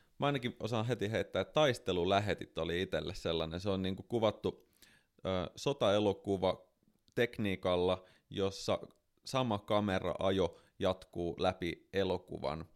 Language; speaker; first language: Finnish; native; Finnish